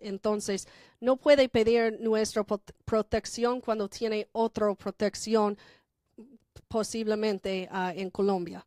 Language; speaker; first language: Spanish; non-native, fluent; English